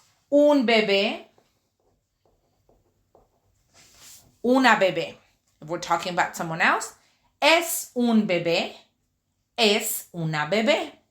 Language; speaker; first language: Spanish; early bilingual, heritage; Spanish